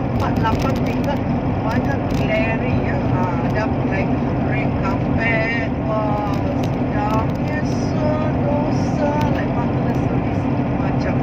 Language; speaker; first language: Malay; non-native, local second language; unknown